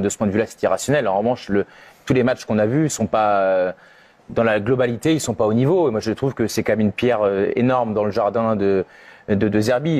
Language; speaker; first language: French; native; French